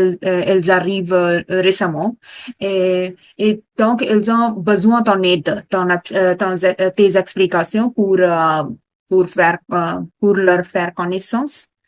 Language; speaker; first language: French; non-native, learner; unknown